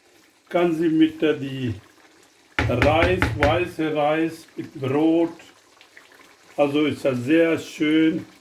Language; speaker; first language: German; non-native, learner; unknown